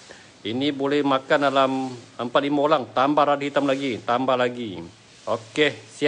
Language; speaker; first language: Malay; non-native, local second language; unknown